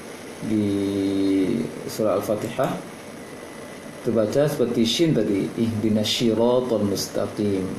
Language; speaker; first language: Indonesian; native; Indonesian